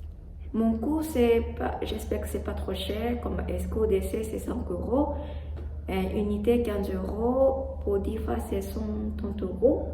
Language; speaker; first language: French; non-native, learner; Japanese